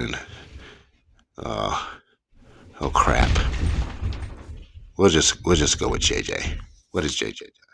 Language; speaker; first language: English; native; English